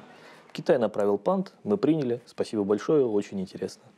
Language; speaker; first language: Russian; native; Russian